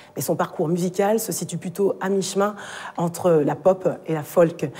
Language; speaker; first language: French; native; French